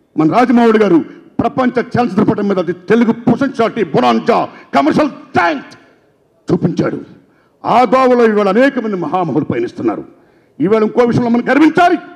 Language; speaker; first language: Telugu; native; Telugu